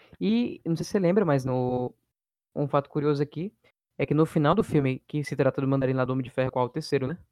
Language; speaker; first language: Portuguese; native; Portuguese